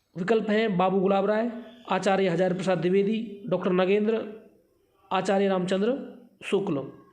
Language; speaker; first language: Hindi; native; Hindi